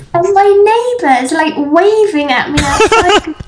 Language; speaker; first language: English; native; English